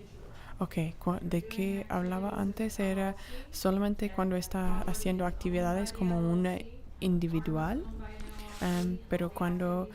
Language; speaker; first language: Spanish; non-native, fluent; English